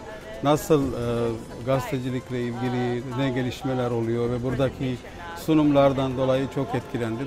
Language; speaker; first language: Turkish; non-native, fluent; Macedonian